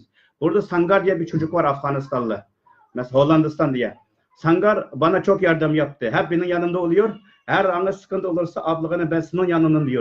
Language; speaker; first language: Turkish; non-native, learner; Uyghur